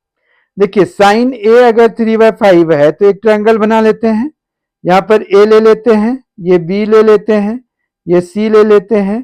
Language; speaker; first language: Hindi; native; Hindi